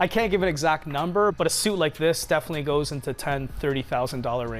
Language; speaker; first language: English; native; English